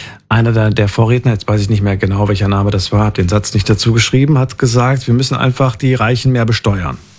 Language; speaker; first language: German; native; German